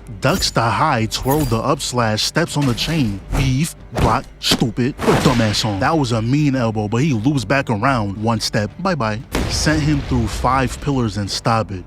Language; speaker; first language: English; native; English